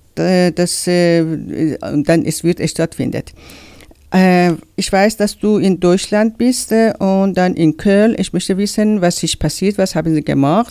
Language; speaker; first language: German; non-native, learner; Persian